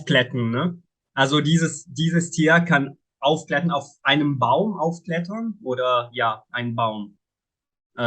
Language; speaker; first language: German; non-native, fluent; Arabic